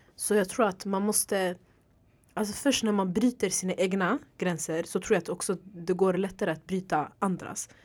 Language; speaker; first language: Swedish; early bilingual, other home language; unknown